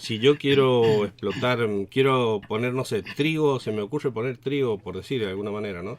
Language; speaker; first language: Spanish; native; Spanish